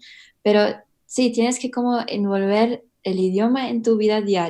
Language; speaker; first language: Spanish; early bilingual, heritage; English